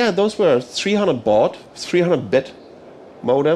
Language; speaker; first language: English; non-native, fluent; German